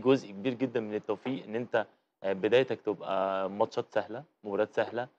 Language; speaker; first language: Arabic; native; Arabic